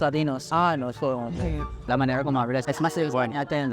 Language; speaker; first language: Spanish; non-native, fluent; Filipino